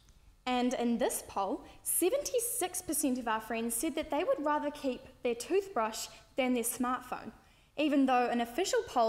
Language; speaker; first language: English; native; English